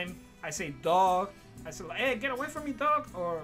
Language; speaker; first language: English; non-native, fluent; Spanish